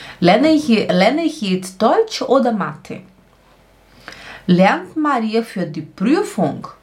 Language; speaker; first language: German; non-native, fluent; Portuguese